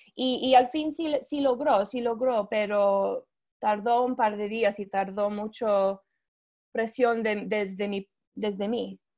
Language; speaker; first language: Spanish; non-native, fluent; English